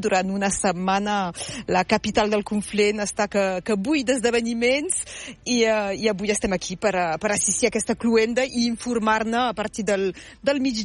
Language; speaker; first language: Catalan; native; Catalan